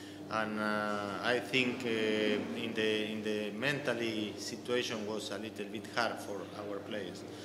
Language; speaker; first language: English; non-native, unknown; Arabic